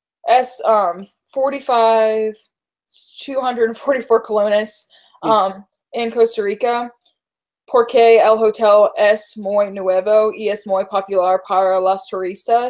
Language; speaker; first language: Spanish; non-native, learner; English